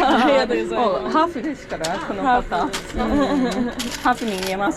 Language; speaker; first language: Japanese; non-native, fluent; English